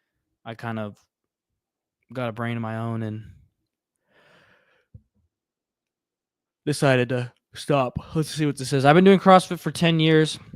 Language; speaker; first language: English; native; English